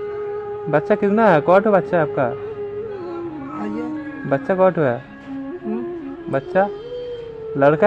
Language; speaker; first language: Hindi; non-native, local second language; Bangla